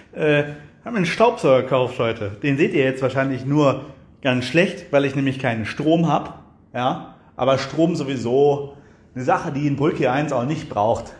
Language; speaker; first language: German; native; German